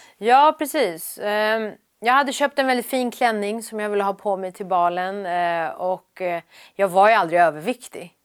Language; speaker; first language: Swedish; early bilingual, other home language; Persian